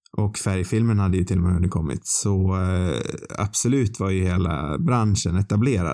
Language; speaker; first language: Swedish; native; Swedish